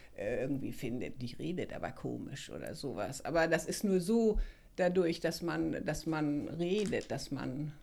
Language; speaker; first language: German; native; German